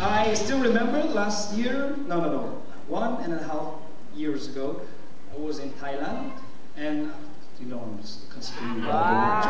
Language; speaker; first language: English; non-native, fluent; Indonesian